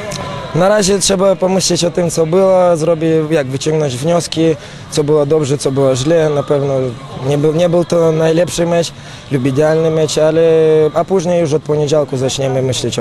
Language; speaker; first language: Polish; non-native, fluent; Romanian